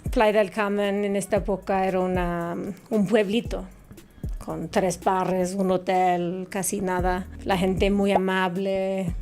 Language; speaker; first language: Spanish; non-native, fluent; English